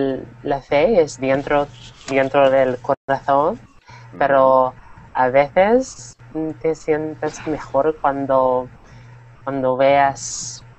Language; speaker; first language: Spanish; non-native, learner; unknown